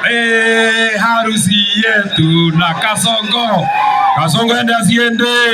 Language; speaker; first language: Swahili; non-native, local second language; Kikuyu